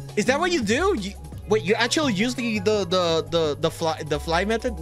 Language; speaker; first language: English; early bilingual, other home language; Spanish